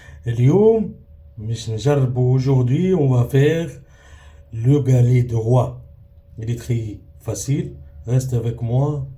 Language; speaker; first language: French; non-native, local second language; Arabic